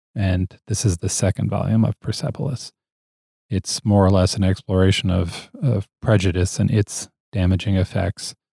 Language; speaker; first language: English; native; English